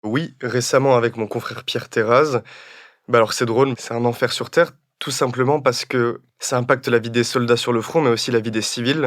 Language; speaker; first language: French; native; French